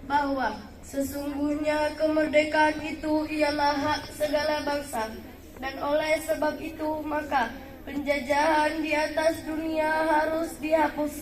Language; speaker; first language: Indonesian; native; Indonesian